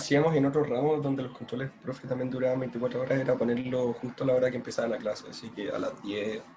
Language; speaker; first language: Spanish; native; Spanish